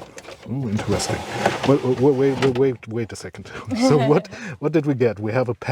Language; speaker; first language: English; non-native, fluent; German